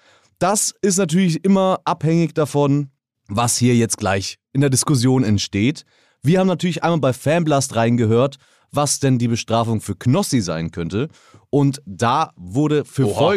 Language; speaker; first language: German; native; German